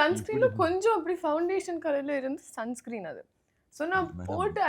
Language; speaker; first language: Tamil; non-native, learner; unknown